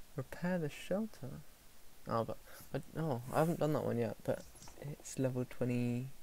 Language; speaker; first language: English; native; English